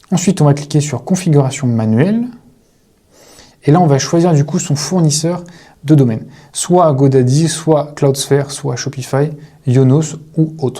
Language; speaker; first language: French; native; French